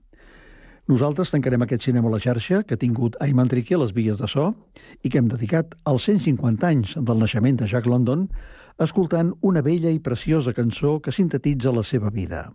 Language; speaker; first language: Catalan; native; Catalan